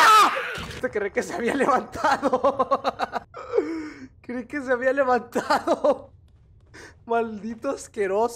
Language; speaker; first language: Spanish; native; Spanish